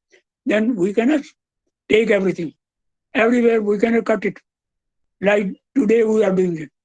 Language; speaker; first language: English; non-native, local second language; Hindi